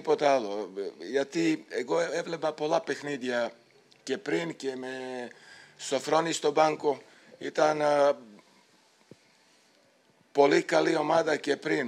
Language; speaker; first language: Greek; non-native, fluent; Serbian